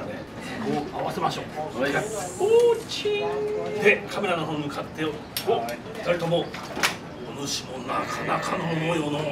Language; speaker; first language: Japanese; native; Japanese